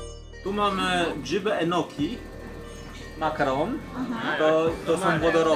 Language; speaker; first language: Polish; non-native, fluent; Chinese